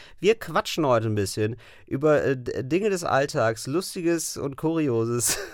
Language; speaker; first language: German; native; German